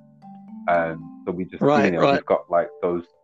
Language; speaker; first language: English; native; English